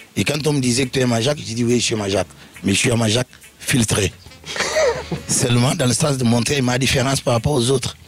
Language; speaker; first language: French; non-native, fluent; Upper Guinea Crioulo